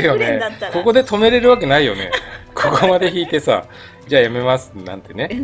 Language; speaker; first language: Japanese; native; Japanese